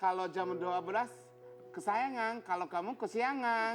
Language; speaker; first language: Indonesian; non-native, fluent; Japanese